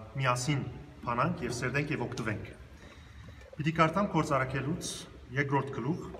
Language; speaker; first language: Armenian; early bilingual, heritage; Armenian